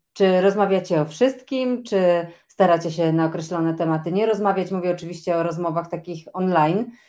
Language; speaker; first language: Polish; native; Polish